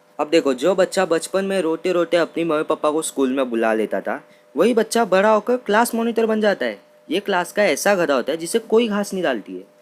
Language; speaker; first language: Hindi; non-native, local second language; Marathi